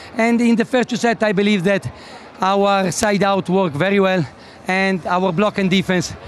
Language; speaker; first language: English; non-native, fluent; Italian